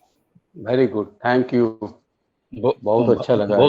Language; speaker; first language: Hindi; native; Hindi